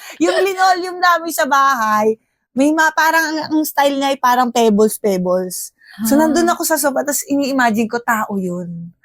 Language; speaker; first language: Filipino; native; Filipino